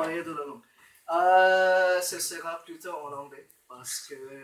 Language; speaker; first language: French; non-native, fluent; Romanian